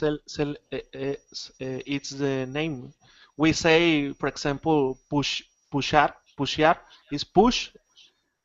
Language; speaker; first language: English; non-native, learner; Spanish